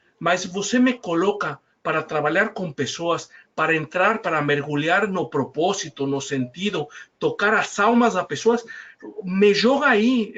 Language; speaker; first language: Portuguese; non-native, fluent; Spanish